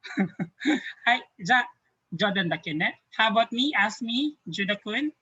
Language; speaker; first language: Japanese; non-native, learner; Filipino